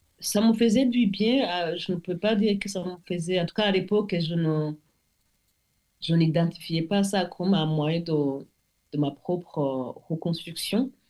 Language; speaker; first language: French; non-native, local second language; Kinyarwanda